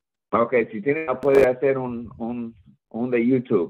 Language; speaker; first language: Spanish; non-native, fluent; English